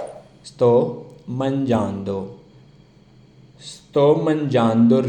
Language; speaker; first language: Italian; non-native, learner; Urdu